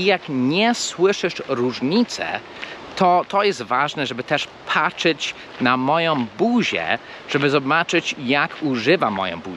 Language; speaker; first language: Polish; non-native, fluent; English